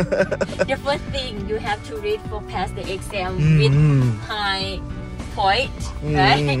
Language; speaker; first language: English; non-native, learner; Thai